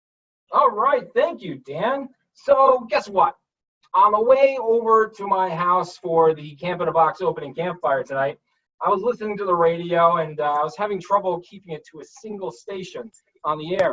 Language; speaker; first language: English; native; English